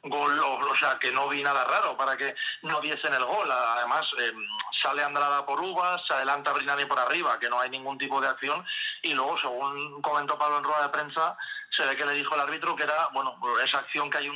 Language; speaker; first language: Spanish; native; Spanish